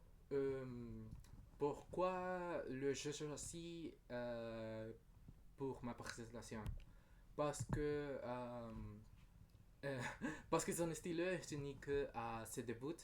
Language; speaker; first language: French; non-native, learner; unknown